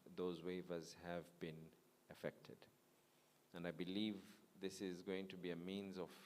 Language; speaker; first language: English; non-native, local second language; Swahili